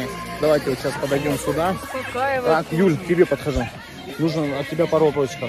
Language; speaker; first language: Russian; native; Russian